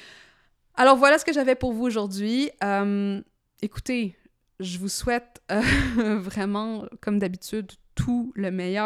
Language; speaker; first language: French; native; French